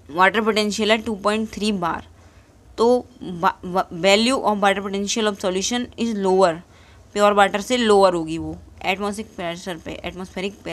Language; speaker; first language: Hindi; native; Hindi